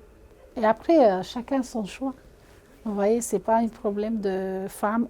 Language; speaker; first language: French; non-native, fluent; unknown